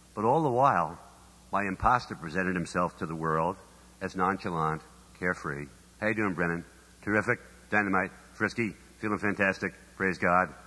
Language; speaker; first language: English; native; English